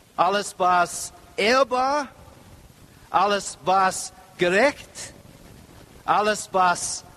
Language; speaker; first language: English; native; English